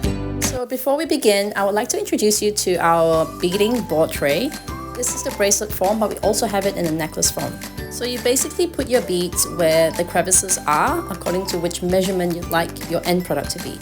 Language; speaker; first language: English; native; English